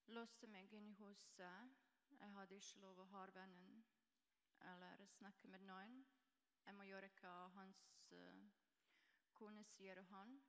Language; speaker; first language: Norwegian; non-native, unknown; Croatian